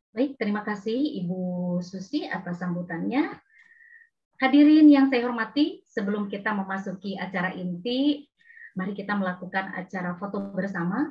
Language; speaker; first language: Indonesian; native; Indonesian